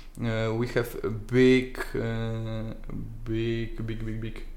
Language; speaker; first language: English; non-native, learner; Polish